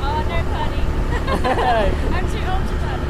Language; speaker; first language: English; native; English